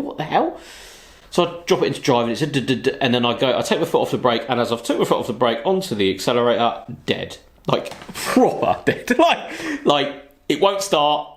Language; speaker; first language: English; native; English